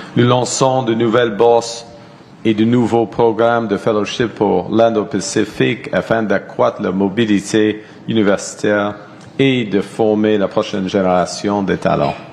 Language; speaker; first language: French; non-native, local second language; English